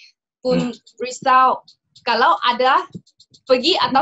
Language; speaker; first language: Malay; non-native, local second language; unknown